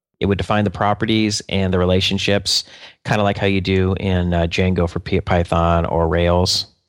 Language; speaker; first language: English; native; English